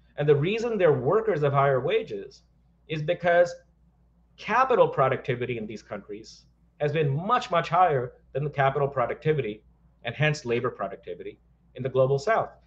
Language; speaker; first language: English; non-native, local second language; Hindi